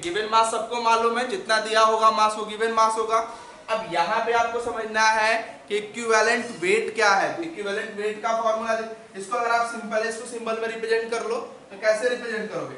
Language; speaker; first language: Hindi; native; Hindi